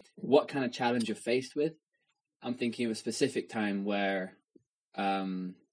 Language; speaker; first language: English; native; English